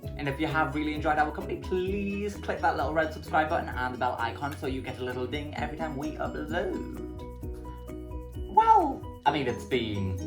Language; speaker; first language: English; native; English